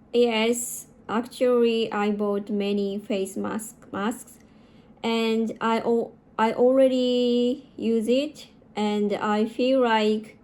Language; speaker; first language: English; non-native, learner; Japanese